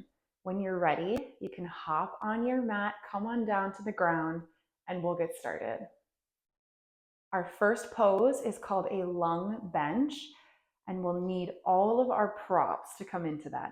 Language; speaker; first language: English; native; English